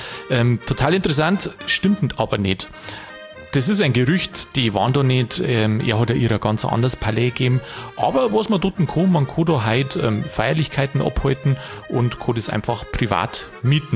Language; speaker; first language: German; native; German